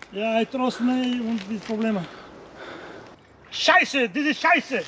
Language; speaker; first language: German; non-native, learner; Georgian